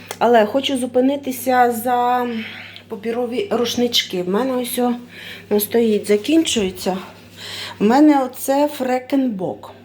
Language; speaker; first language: Ukrainian; non-native, local second language; Russian